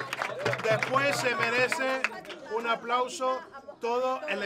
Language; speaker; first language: Spanish; native; Spanish